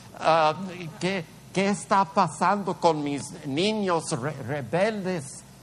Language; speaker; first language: Spanish; early bilingual, heritage; Spanish